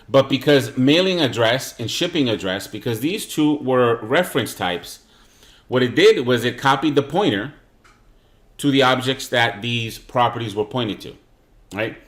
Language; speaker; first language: English; native; English